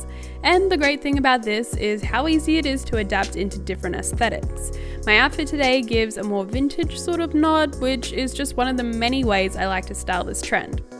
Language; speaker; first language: English; native; English